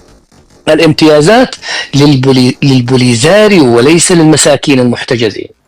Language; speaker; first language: Arabic; native; Arabic